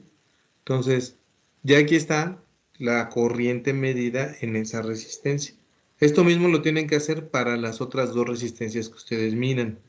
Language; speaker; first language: Spanish; native; Spanish